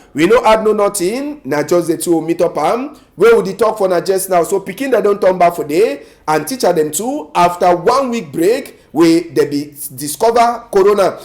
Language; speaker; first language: Nigerian Pidgin; native; Nigerian Pidgin